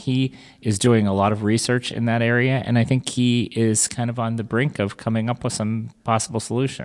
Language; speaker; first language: English; native; English